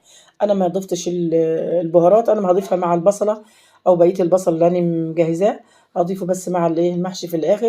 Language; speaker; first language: Arabic; native; Arabic